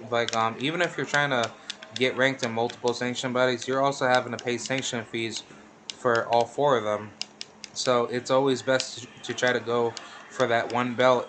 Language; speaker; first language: English; native; English